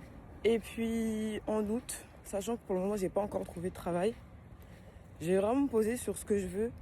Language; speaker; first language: French; native; French